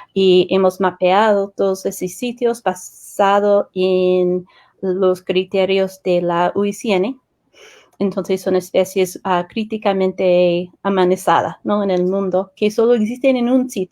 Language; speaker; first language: Spanish; non-native, fluent; English